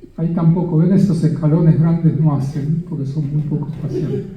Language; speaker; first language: Spanish; native; Spanish